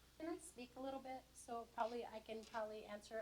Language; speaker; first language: English; native; English